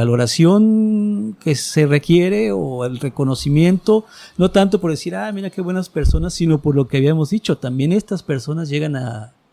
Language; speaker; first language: Spanish; native; Spanish